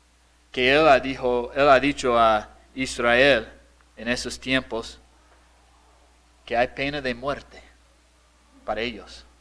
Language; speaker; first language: Spanish; non-native, fluent; English